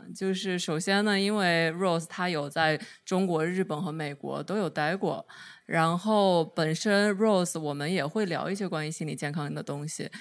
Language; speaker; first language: Chinese; native; Chinese